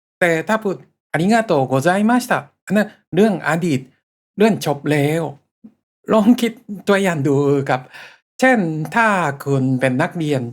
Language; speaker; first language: Thai; non-native, fluent; Japanese